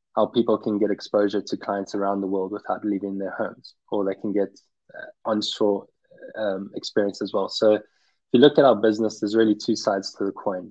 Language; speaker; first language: English; native; English